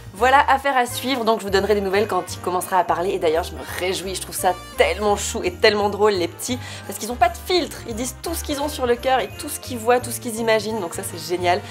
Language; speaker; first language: French; native; French